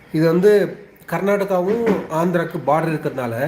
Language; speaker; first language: Tamil; non-native, local second language; Telugu